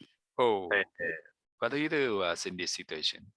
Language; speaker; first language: English; non-native, learner; Spanish